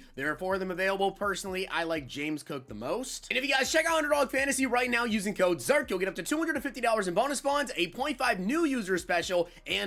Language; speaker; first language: English; native; English